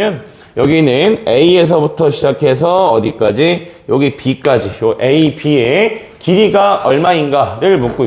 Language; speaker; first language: Korean; native; Korean